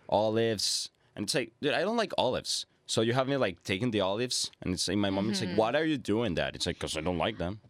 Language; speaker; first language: English; non-native, fluent; Spanish